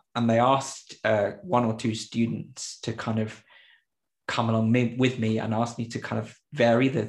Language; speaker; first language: English; early bilingual, other home language; Spanish